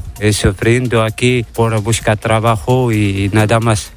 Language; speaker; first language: Spanish; non-native, learner; Arabic